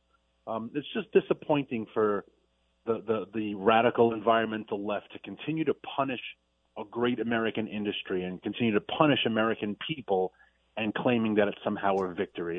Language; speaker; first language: English; native; English